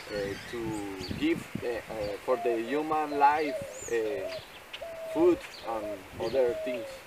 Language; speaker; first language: English; non-native, learner; Spanish